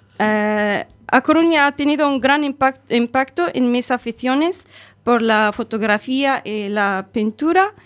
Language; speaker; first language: Spanish; non-native, learner; Arabic